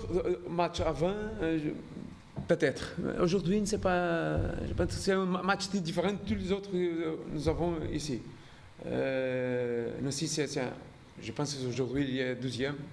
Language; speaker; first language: French; non-native, learner; Portuguese